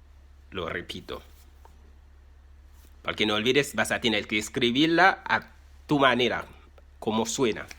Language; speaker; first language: Spanish; non-native, fluent; Haitian Creole